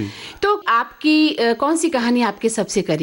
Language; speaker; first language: Hindi; native; Hindi